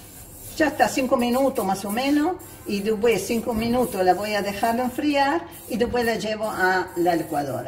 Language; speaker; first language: Spanish; non-native, fluent; Arabic